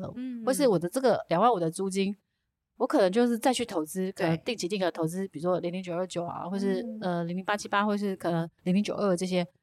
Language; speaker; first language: Chinese; native; Chinese